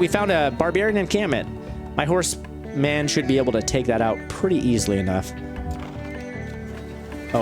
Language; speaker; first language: English; native; English